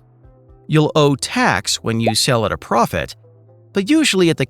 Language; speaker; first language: English; native; English